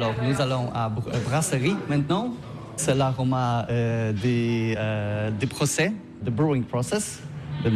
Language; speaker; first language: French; non-native, learner; Polish